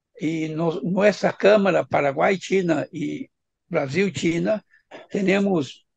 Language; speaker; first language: Spanish; non-native, fluent; Portuguese